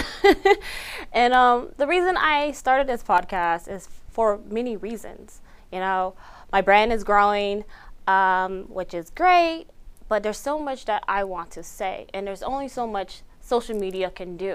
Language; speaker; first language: English; early bilingual, other home language; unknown